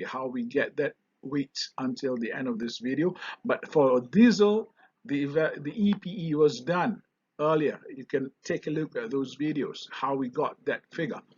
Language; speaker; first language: English; non-native, local second language; Malay